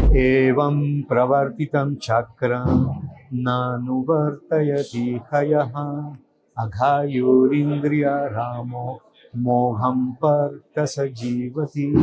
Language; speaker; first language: Hindi; non-native, fluent; Catalan